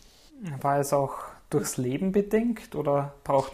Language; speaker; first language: German; native; German